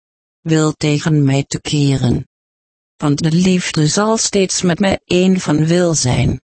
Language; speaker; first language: Dutch; native; Dutch